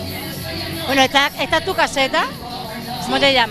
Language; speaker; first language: Spanish; native; Spanish